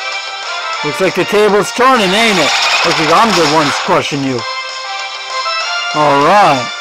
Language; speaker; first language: English; native; English